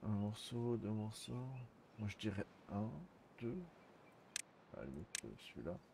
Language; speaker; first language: French; native; French